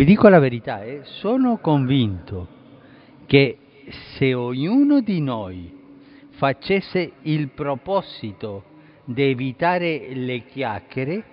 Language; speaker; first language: Italian; non-native, fluent; Spanish